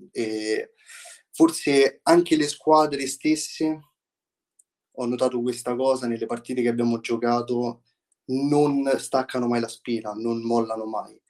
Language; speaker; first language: Italian; native; Italian